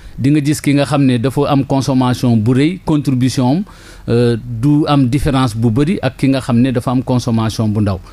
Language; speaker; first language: Wolof; non-native, local second language; Jola-Fonyi